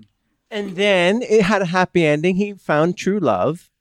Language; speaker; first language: English; native; English